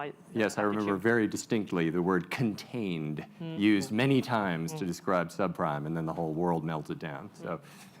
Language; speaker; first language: English; native; English